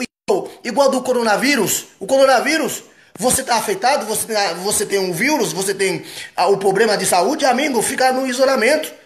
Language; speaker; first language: Portuguese; non-native, fluent; Haitian Creole